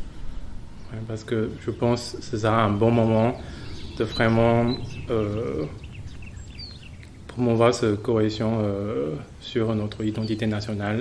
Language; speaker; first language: French; non-native, fluent; Chinese